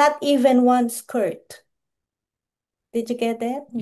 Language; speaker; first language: English; non-native, local second language; Filipino